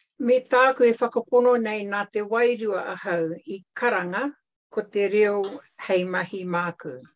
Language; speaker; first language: Māori; non-native, local second language; English